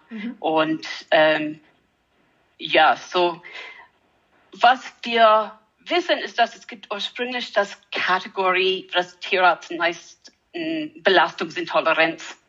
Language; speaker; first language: German; non-native, learner; English